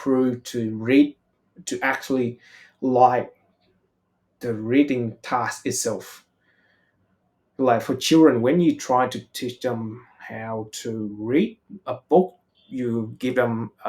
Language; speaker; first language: English; non-native, fluent; Vietnamese